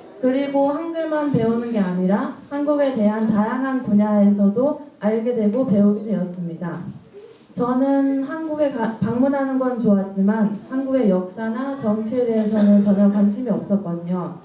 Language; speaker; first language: Korean; early bilingual, heritage; Korean